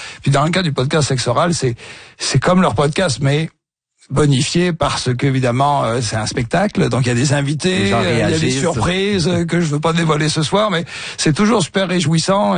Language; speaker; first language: French; native; French